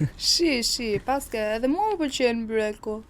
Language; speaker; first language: Albanian; native; Albanian